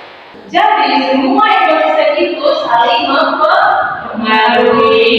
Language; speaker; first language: Indonesian; native; Indonesian